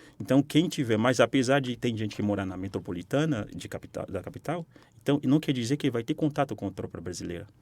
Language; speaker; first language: Portuguese; non-native, fluent; Haitian Creole